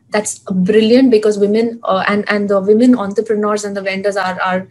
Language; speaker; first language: English; non-native, local second language; Hindi